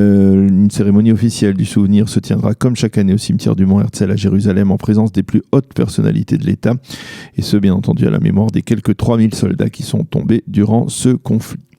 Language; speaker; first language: French; native; French